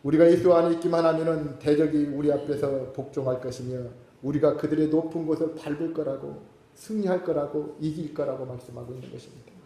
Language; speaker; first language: Korean; native; Korean